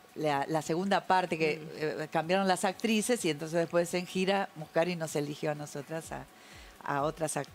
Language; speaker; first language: Spanish; native; Spanish